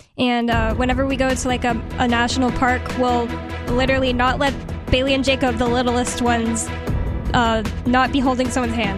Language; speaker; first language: English; native; English